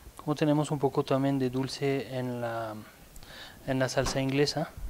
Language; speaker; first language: Spanish; non-native, fluent; French